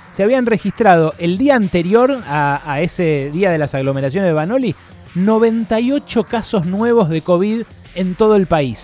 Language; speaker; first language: Spanish; native; Spanish